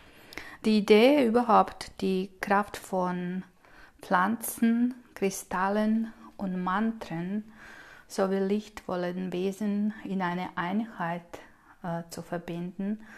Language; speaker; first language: German; non-native, fluent; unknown